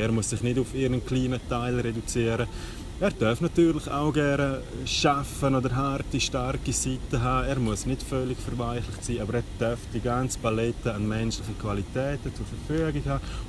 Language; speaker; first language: German; native; German